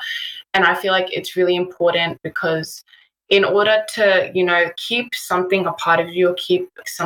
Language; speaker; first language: English; native; English